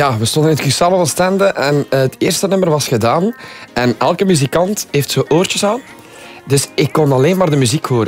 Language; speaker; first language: Dutch; native; Dutch